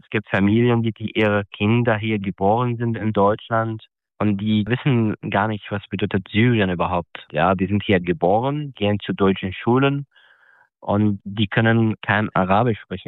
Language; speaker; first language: German; non-native, fluent; Arabic